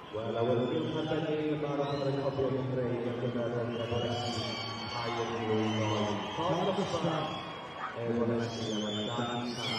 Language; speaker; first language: Welsh; native; Welsh